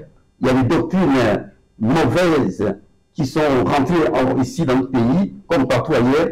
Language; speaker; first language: French; non-native, local second language; Lingala